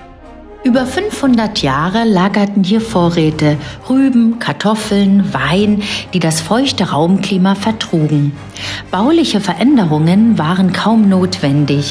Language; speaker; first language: German; native; German